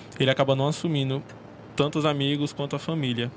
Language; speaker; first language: Portuguese; native; Portuguese